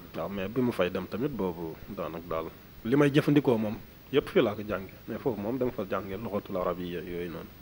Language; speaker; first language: Wolof; non-native, local second language; Fula